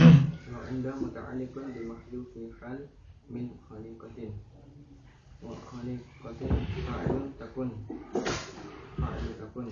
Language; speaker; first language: Arabic; non-native, learner; Indonesian